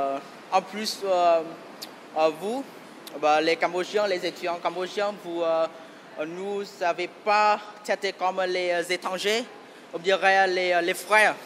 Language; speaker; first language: French; non-native, fluent; Vietnamese